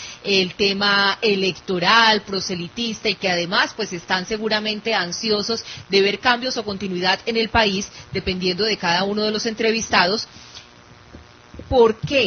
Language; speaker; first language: Spanish; native; Spanish